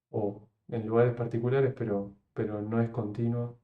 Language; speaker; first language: Spanish; native; Spanish